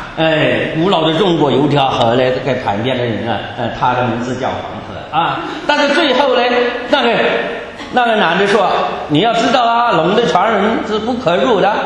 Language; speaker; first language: Chinese; native; Chinese